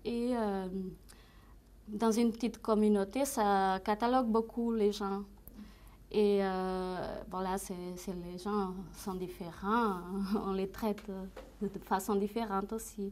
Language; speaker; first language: French; non-native, fluent; Portuguese